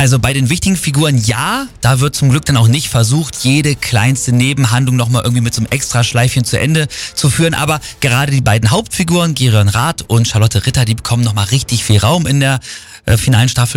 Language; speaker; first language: German; native; German